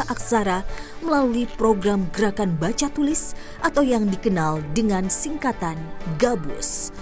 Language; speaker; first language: Indonesian; native; Indonesian